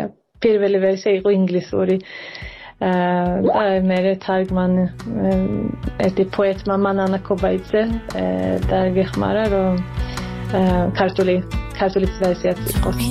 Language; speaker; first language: Georgian; early bilingual, heritage; Georgian